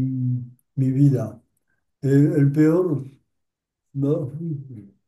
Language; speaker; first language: Spanish; non-native, learner; French